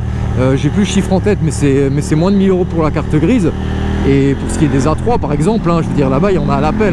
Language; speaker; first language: French; native; French